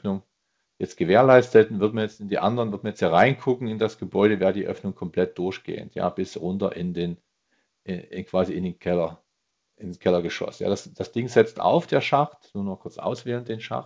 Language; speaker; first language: German; native; German